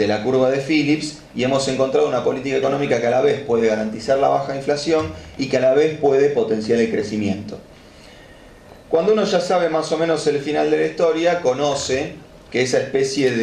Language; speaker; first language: Spanish; native; Spanish